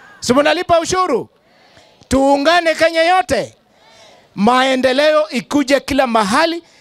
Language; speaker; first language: Swahili; non-native, local second language; Luyia